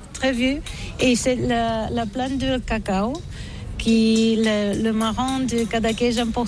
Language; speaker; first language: French; non-native, learner; Catalan